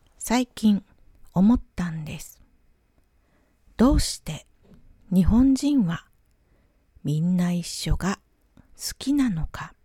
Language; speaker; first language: Japanese; native; Japanese